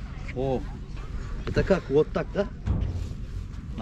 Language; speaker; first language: Russian; non-native, learner; Turkish